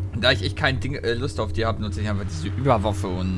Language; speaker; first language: German; native; German